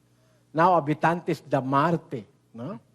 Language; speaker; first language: Portuguese; non-native, learner; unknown